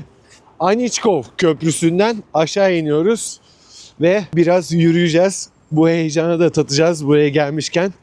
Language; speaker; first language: Turkish; native; Turkish